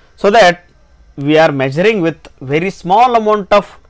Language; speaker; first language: English; non-native, local second language; Kannada